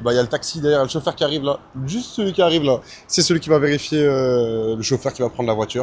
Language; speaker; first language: French; native; French